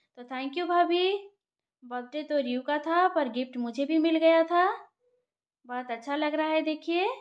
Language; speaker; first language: Hindi; non-native, local second language; Bangla